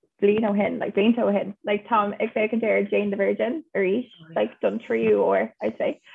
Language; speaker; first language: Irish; non-native, local second language; English